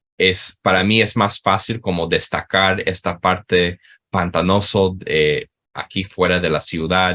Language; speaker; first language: Spanish; non-native, fluent; English